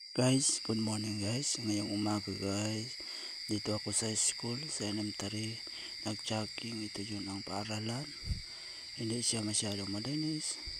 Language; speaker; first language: Filipino; non-native, local second language; Cebuano